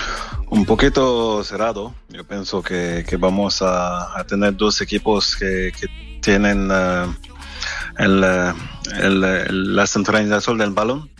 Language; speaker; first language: Spanish; non-native, fluent; French